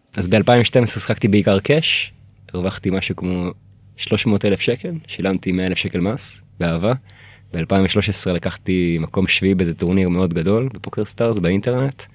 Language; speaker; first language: Hebrew; early bilingual, other home language; Russian